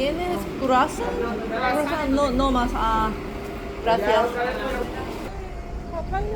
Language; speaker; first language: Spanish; non-native, learner; Korean